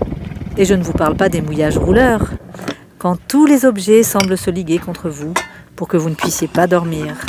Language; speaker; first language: French; native; French